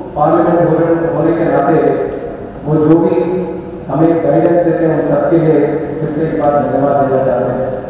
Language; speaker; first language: Hindi; non-native, local second language; Telugu